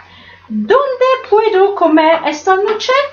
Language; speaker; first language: Spanish; non-native, learner; English